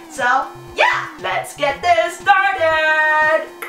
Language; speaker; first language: English; non-native, local second language; Chinese